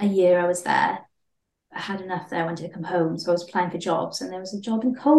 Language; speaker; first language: English; native; English